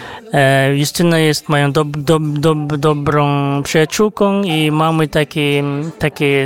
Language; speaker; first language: Polish; non-native, fluent; Kazakh